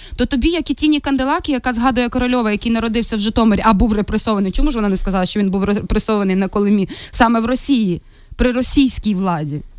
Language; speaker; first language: Ukrainian; non-native, local second language; Russian